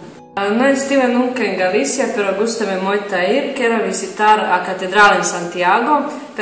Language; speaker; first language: Galician; non-native, learner; Croatian